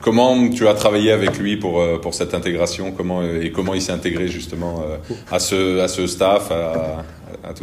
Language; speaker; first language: French; native; French